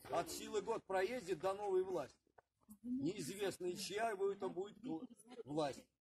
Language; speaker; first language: Russian; native; Russian